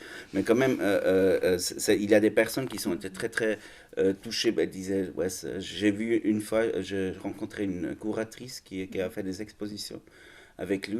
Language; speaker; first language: French; non-native, learner; German